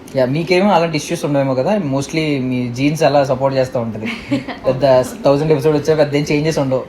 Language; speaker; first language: Telugu; native; Telugu